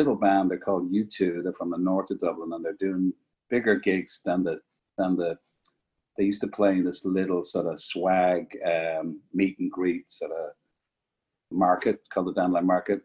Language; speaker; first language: English; native; English